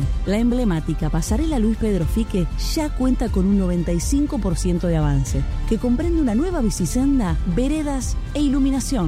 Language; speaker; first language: Spanish; native; Spanish